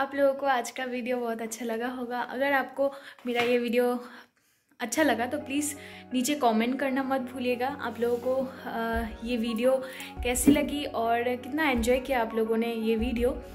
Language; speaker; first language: Hindi; non-native, local second language; Assamese